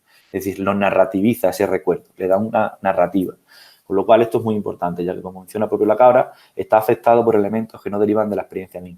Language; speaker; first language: Spanish; native; Spanish